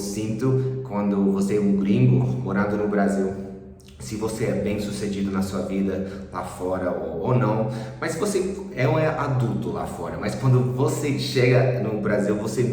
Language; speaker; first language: Portuguese; early bilingual, other home language; English